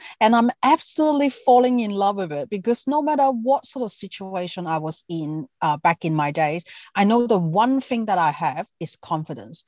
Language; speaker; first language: English; non-native, local second language; Cantonese